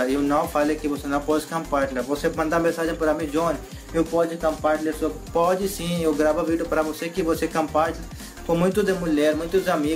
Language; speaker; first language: Portuguese; non-native, learner; Hindi